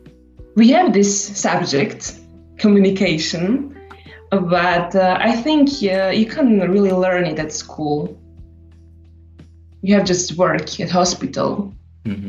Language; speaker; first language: English; non-native, fluent; Slovak